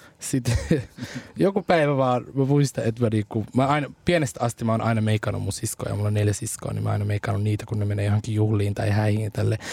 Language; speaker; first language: Finnish; early bilingual, other home language; Somali